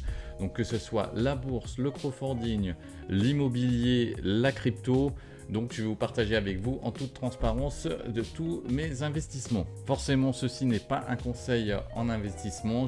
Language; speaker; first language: French; native; French